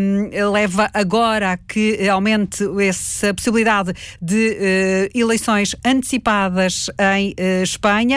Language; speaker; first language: Portuguese; native; Portuguese